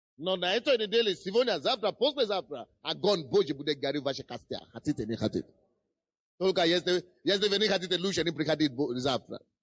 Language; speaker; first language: Russian; non-native, fluent; Yoruba